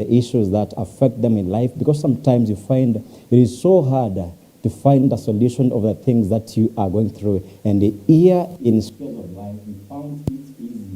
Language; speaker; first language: English; non-native, local second language; Swahili